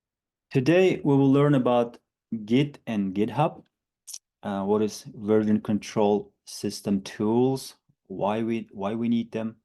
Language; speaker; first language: English; non-native, fluent; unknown